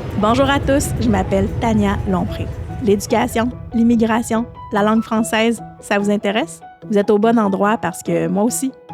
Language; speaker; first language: French; native; French